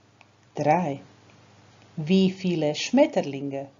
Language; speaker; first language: German; non-native, fluent; Croatian